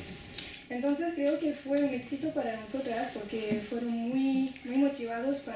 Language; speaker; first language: Spanish; non-native, fluent; French